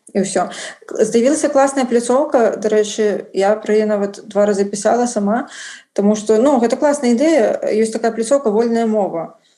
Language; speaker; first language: Belarusian; non-native, local second language; Russian